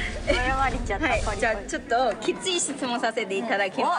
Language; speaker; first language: Japanese; non-native, fluent; Chinese